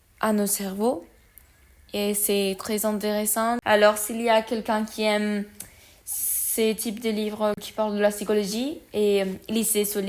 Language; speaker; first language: French; non-native, learner; Spanish